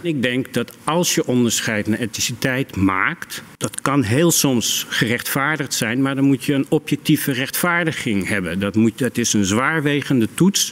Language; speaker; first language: Dutch; native; Dutch